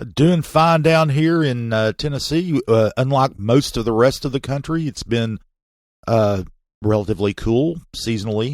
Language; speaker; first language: English; native; English